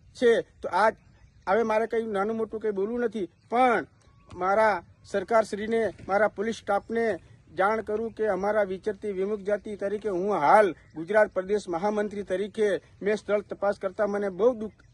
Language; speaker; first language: Gujarati; native; Gujarati